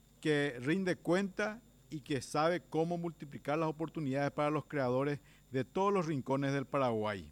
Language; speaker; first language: Spanish; native; Spanish